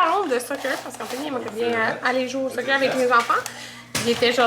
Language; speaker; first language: French; native; French